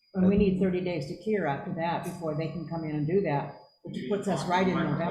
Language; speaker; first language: English; native; English